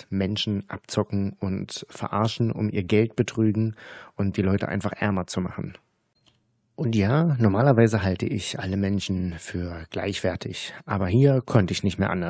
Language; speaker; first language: German; native; German